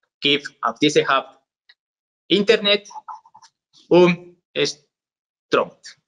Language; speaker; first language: German; non-native, learner; Spanish